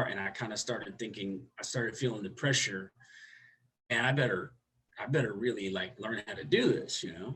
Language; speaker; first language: English; native; English